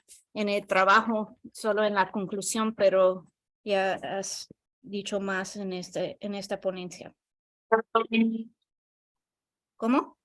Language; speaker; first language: Spanish; non-native, learner; English